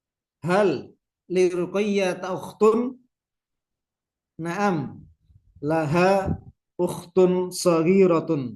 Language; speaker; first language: Arabic; non-native, fluent; Indonesian